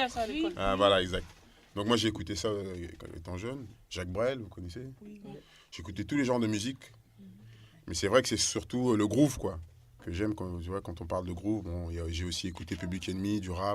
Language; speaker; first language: French; native; French